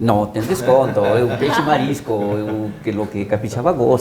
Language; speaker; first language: Portuguese; non-native, learner; Spanish